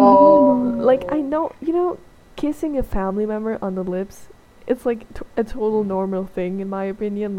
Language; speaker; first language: English; non-native, fluent; German